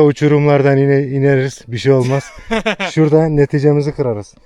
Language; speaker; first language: Turkish; native; Turkish